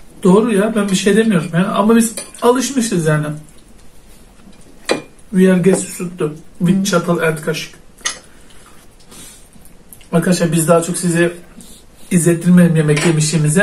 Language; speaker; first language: Turkish; native; Turkish